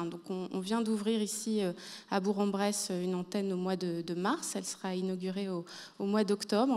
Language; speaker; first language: French; native; French